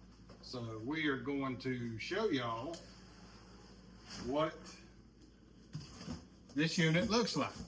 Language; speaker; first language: English; native; English